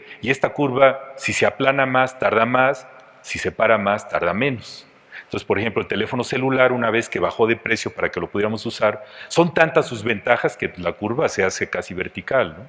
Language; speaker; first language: Spanish; native; Spanish